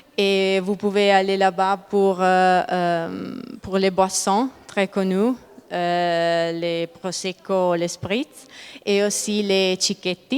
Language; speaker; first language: French; non-native, learner; Italian